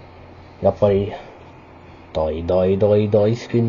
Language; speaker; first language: Japanese; non-native, learner; English